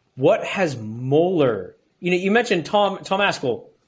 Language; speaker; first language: English; native; English